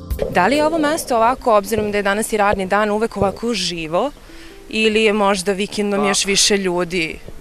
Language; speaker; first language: Serbian; native; Serbian